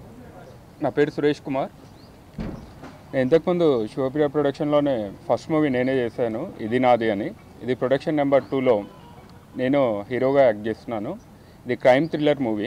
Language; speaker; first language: Telugu; native; Telugu